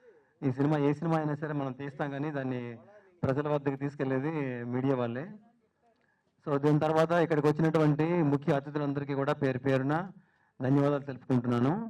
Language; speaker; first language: Telugu; native; Telugu